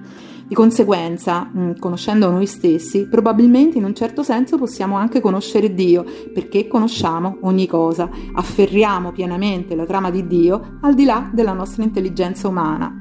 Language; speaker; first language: Italian; native; Italian